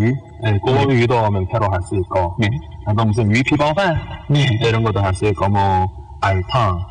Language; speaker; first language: Korean; early bilingual, heritage; Korean